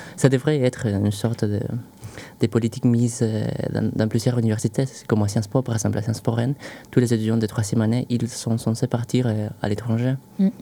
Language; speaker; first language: French; non-native, fluent; Spanish